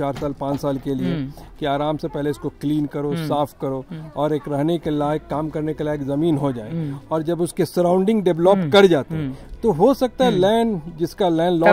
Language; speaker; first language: Hindi; native; Hindi